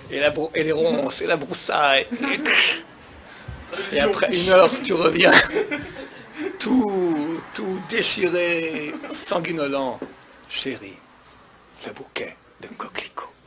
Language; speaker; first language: French; native; French